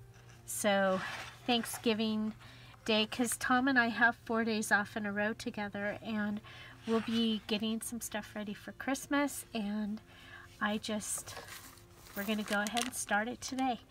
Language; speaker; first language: English; native; English